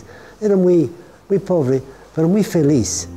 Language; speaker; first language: Spanish; non-native, fluent; English